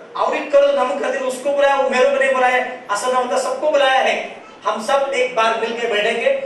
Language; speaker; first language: Hindi; non-native, local second language; Marathi